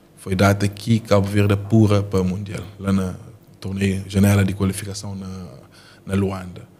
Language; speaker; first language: Portuguese; non-native, local second language; Kabuverdianu